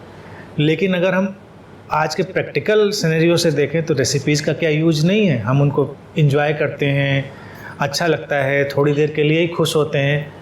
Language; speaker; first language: Hindi; native; Hindi